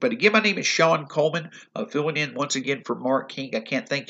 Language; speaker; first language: English; native; English